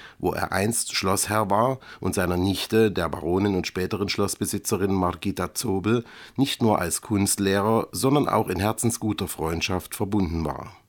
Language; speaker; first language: German; native; German